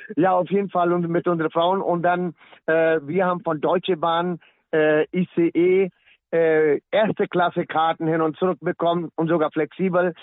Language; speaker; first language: German; non-native, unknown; Punjabi